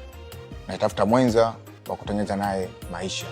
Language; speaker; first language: Swahili; native; Swahili